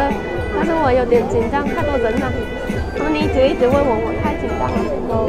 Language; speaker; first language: Chinese; non-native, learner; Vietnamese